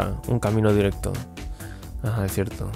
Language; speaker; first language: Spanish; native; Spanish